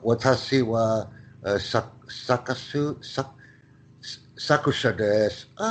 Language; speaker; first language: Japanese; non-native, learner; English